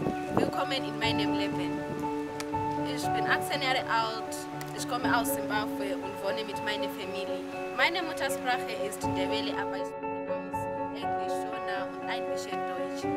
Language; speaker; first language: German; non-native, learner; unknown